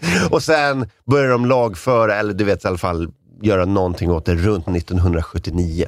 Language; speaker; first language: Swedish; native; Swedish